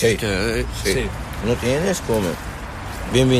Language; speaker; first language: Spanish; non-native, learner; Arabic